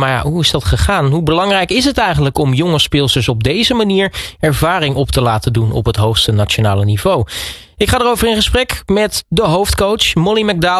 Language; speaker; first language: Dutch; native; Dutch